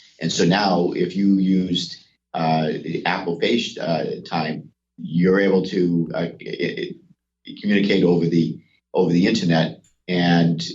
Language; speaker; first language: English; native; English